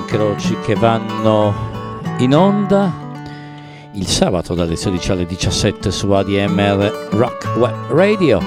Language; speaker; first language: Italian; native; Italian